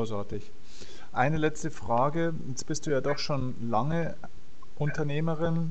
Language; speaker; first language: German; native; German